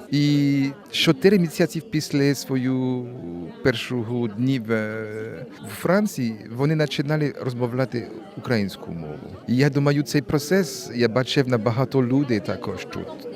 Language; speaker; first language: Ukrainian; non-native, learner; French